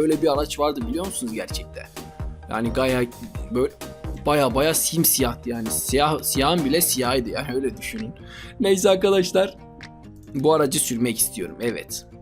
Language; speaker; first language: Turkish; native; Turkish